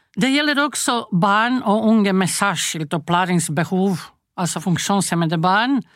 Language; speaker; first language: Norwegian; non-native, fluent; Croatian